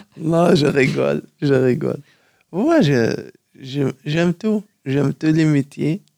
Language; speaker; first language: French; non-native, local second language; Kabyle